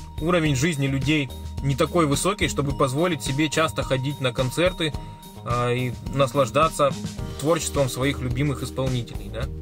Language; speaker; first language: Russian; native; Russian